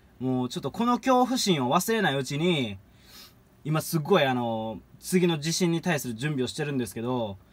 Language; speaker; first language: Japanese; native; Japanese